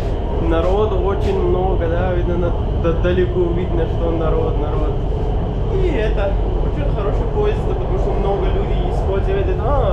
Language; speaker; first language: Russian; non-native, learner; Pashto